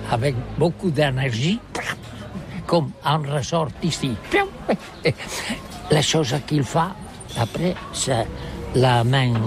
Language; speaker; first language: French; non-native, learner; Catalan